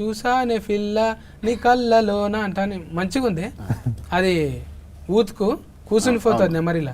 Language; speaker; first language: Telugu; native; Telugu